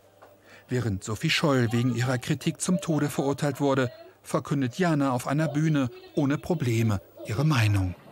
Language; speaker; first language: German; native; German